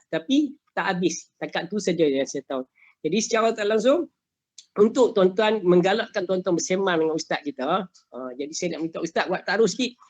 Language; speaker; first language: Malay; native; Malay